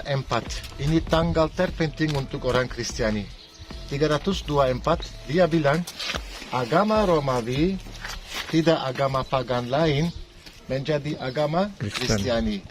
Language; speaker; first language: Indonesian; non-native, fluent; Turkish